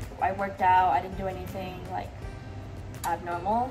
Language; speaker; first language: English; early bilingual, other home language; Japanese